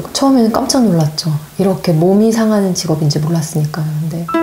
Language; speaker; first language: Korean; native; Korean